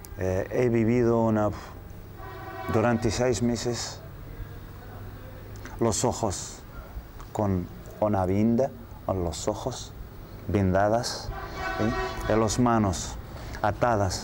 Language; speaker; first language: Spanish; non-native, learner; Arabic